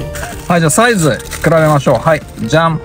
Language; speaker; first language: Japanese; native; Japanese